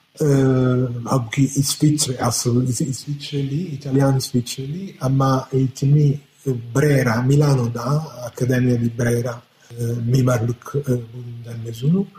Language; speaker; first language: Turkish; non-native, fluent; Italian